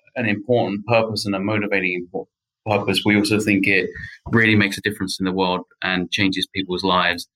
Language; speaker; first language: English; native; English